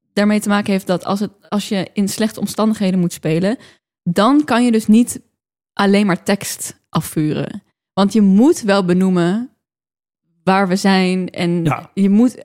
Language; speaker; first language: Dutch; native; Dutch